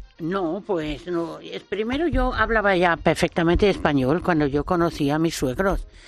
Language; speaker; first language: Spanish; non-native, fluent; German